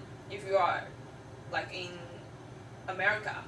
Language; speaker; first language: English; non-native, fluent; Chinese